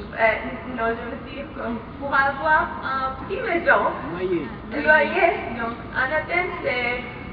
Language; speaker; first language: French; non-native, fluent; Greek